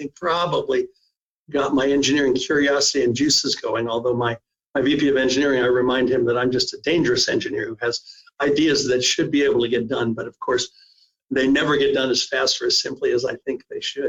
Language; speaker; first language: English; native; English